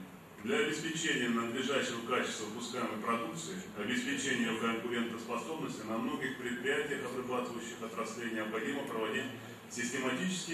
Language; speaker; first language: Russian; native; Russian